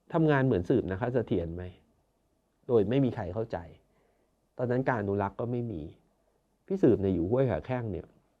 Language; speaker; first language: Thai; native; Thai